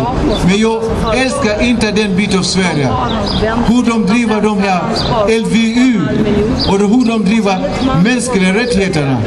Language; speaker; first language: Swedish; non-native, fluent; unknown